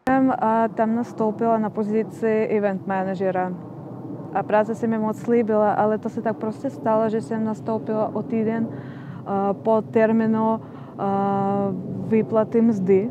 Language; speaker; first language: Czech; non-native, fluent; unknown